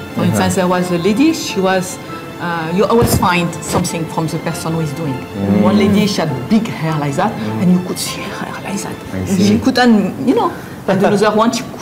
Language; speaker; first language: English; non-native, learner; French